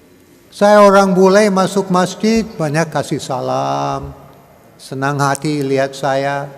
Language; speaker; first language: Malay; non-native, learner; English